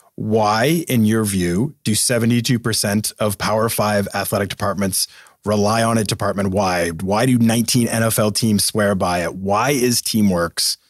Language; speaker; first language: English; native; English